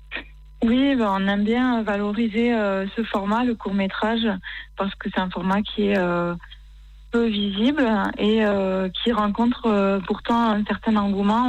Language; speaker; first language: French; native; French